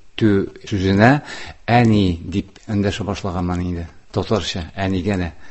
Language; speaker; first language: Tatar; non-native, local second language; Udmurt